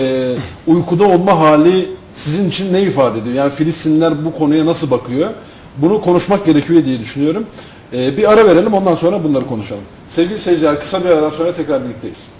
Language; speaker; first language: Turkish; native; Turkish